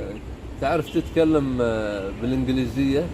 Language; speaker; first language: Arabic; non-native, fluent; Urdu